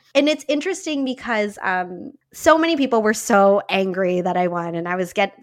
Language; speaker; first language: English; native; English